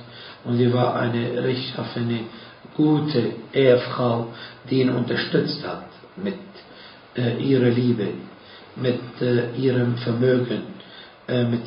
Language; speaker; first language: German; non-native, fluent; Arabic